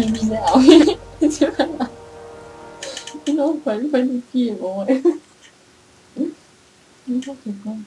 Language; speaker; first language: French; native; French